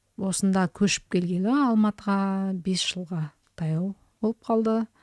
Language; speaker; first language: Kazakh; early bilingual, heritage; Kazakh